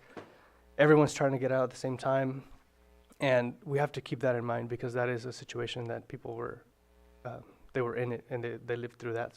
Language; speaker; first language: English; native; English